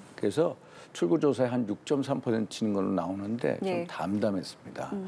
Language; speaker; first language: Korean; native; Korean